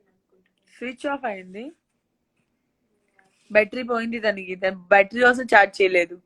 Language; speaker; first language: Telugu; non-native, local second language; Gujarati